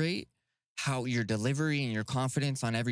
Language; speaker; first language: English; native; English